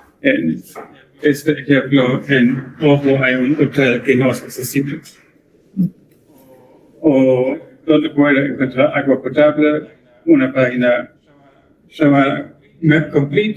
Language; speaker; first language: Spanish; non-native, learner; German